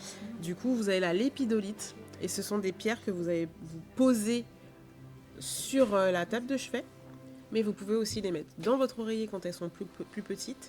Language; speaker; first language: French; native; French